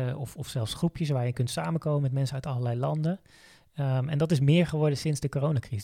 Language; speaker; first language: Dutch; native; Dutch